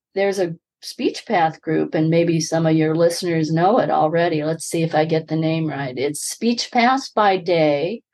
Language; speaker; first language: English; native; English